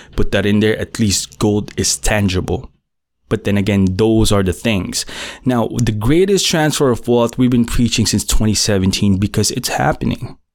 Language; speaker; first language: English; non-native, local second language; Filipino